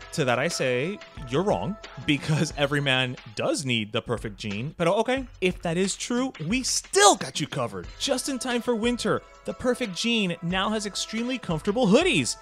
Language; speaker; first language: English; early bilingual, other home language; Spanish